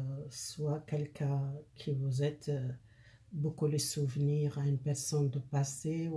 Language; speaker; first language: French; non-native, fluent; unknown